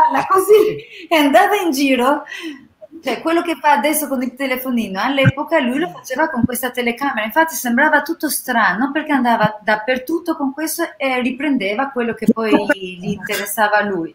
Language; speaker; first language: Italian; non-native, fluent; Albanian